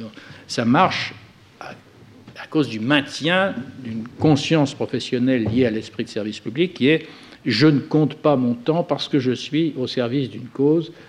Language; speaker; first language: French; native; French